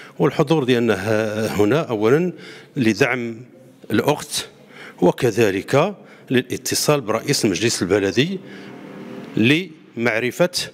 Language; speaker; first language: Arabic; native; Arabic